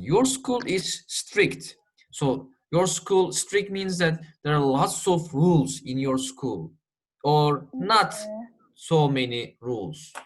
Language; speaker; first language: English; non-native, fluent; Turkish